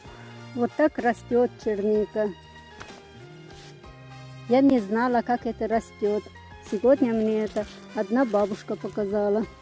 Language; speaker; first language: Russian; non-native, fluent; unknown